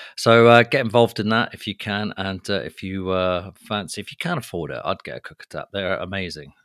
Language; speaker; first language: English; native; English